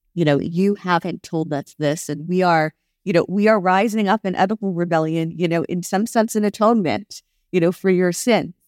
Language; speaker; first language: English; native; English